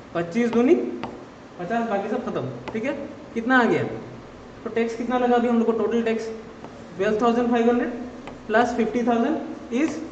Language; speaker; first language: Hindi; non-native, local second language; Assamese